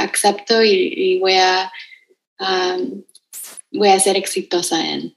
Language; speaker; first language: Spanish; early bilingual, heritage; Spanish